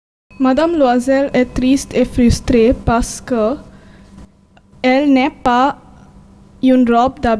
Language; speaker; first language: French; non-native, learner; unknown